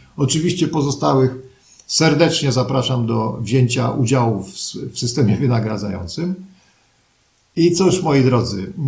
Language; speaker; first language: Polish; native; Polish